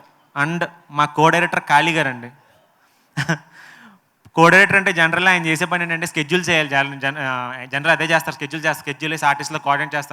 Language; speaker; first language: Telugu; native; Telugu